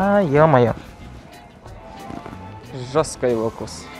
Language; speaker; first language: Russian; non-native, local second language; Kazakh